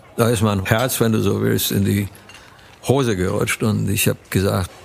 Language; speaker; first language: German; early bilingual, other home language; Romanian